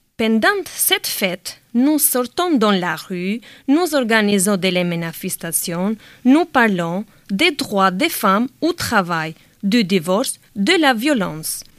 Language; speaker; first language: French; non-native, learner; Albanian